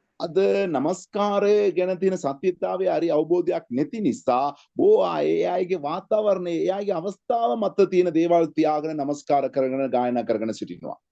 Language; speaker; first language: Sinhala; native; Sinhala